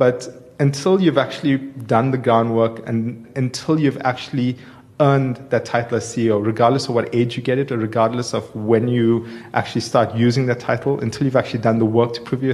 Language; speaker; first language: English; native; English